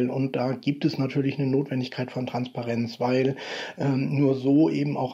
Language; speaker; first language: German; native; German